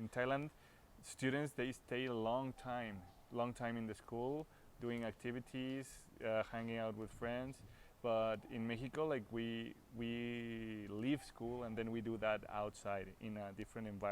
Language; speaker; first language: English; non-native, fluent; Spanish